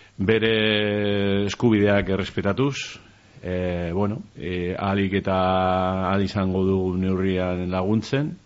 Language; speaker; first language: Basque; non-native, local second language; Spanish